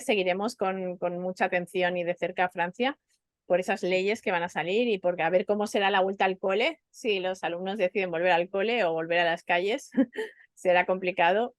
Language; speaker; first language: Spanish; native; Spanish